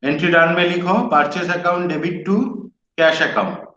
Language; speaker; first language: Hindi; non-native, local second language; Bangla